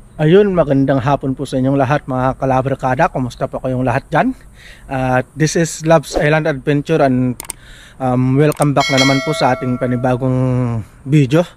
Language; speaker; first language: Filipino; native; Filipino